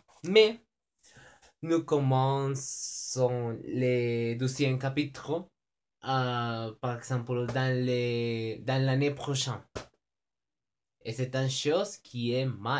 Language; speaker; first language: French; non-native, learner; Spanish